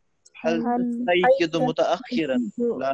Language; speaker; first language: Arabic; non-native, learner; Urdu